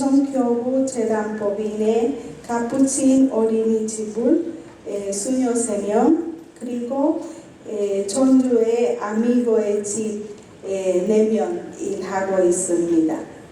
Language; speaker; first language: Korean; non-native, learner; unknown